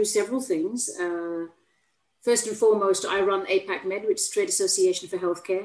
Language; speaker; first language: English; native; English